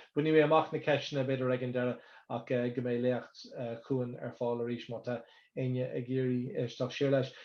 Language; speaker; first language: Irish; non-native, local second language; English